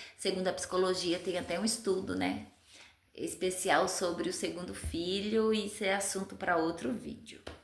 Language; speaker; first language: Portuguese; native; Portuguese